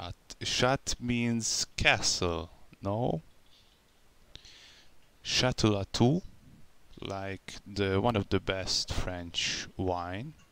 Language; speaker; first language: English; non-native, learner; Hungarian